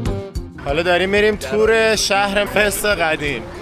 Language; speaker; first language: Persian; native; Persian